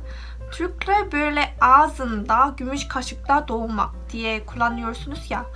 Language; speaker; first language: Turkish; non-native, fluent; Korean